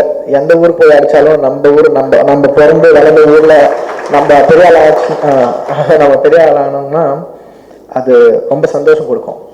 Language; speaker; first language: Tamil; non-native, local second language; Telugu